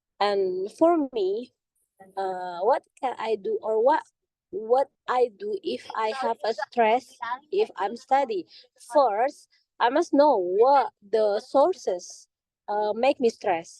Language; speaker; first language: English; non-native, learner; Indonesian